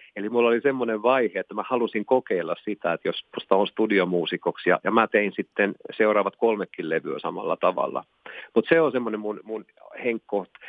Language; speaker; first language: Finnish; non-native, local second language; Swedish